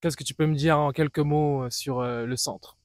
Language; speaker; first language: French; native; French